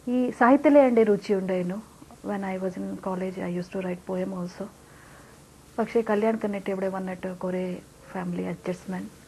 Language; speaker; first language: Malayalam; non-native, local second language; Hindi